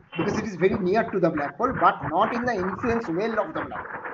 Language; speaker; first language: English; non-native, local second language; Bangla